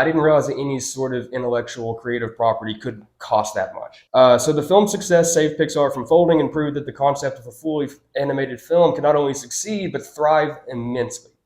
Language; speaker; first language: English; native; English